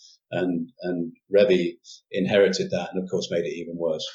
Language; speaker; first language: English; native; English